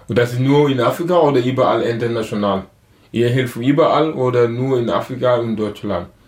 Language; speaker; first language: German; non-native, learner; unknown